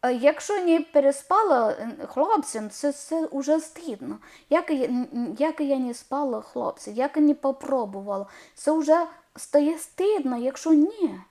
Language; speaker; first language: Ukrainian; non-native, learner; Malayalam